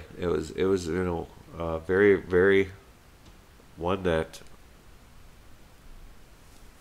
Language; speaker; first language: English; native; English